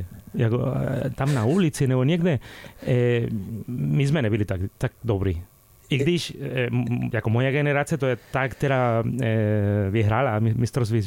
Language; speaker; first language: Czech; non-native, fluent; Spanish